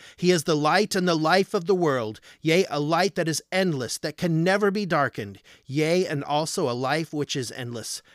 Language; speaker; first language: English; native; English